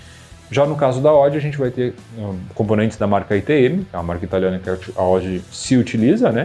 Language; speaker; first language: Portuguese; native; Portuguese